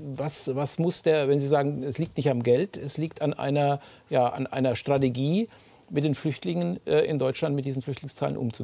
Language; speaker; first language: German; native; German